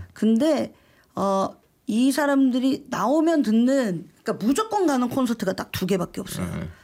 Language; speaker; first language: Korean; native; Korean